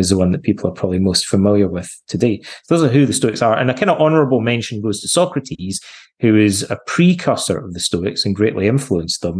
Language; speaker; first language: English; native; English